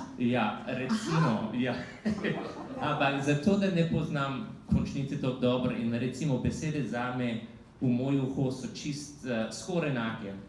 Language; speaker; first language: Slovenian; non-native, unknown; English